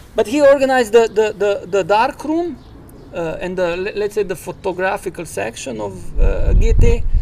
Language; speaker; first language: English; non-native, fluent; Slovenian